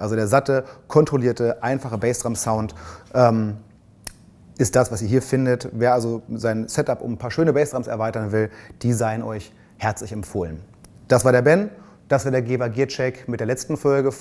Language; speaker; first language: German; native; German